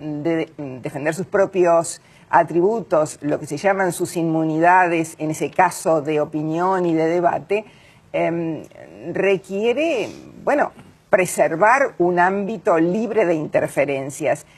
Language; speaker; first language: Spanish; native; Spanish